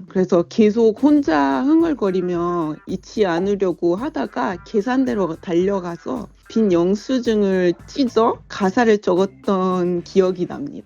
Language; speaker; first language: Korean; non-native, fluent; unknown